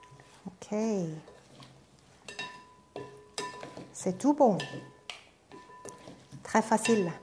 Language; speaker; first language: French; non-native, learner; Thai